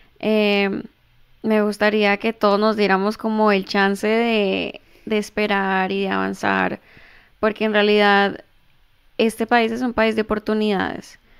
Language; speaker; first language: Spanish; early bilingual, heritage; Spanish